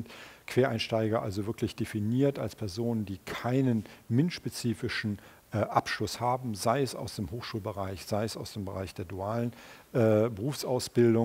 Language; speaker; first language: German; native; German